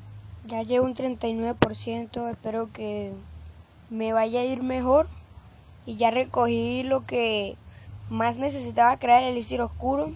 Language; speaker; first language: Spanish; native; Spanish